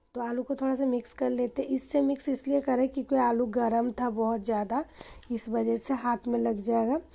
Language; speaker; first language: Hindi; non-native, local second language; Bangla